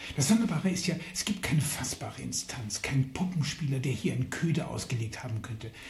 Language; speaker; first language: German; native; German